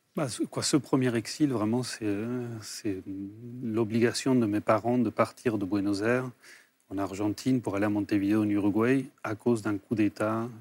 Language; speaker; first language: French; early bilingual, other home language; Spanish